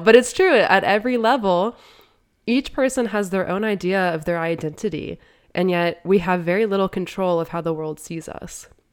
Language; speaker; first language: English; native; English